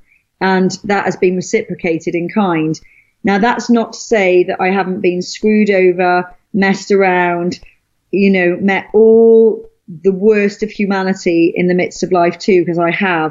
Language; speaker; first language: English; native; English